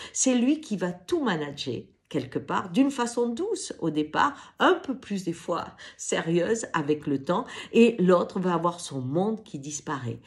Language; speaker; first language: French; native; French